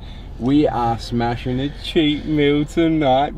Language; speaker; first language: English; native; English